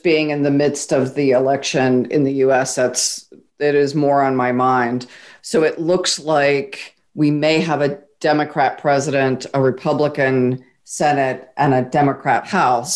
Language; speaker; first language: English; native; English